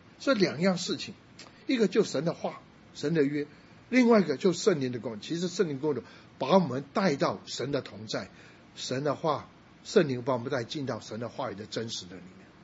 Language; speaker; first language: Chinese; non-native, local second language; Cantonese